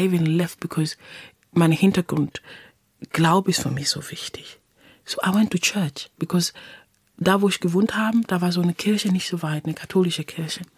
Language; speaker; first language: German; non-native, fluent; English